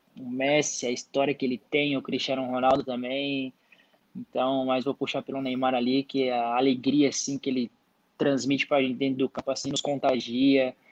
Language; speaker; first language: Portuguese; native; Portuguese